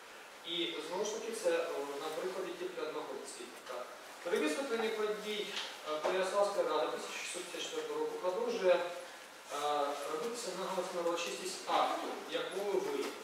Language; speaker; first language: Ukrainian; native; Ukrainian